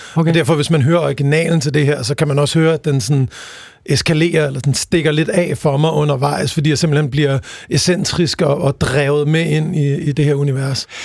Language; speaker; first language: Danish; native; Danish